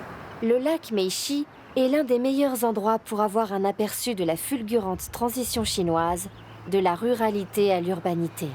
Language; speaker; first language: French; native; French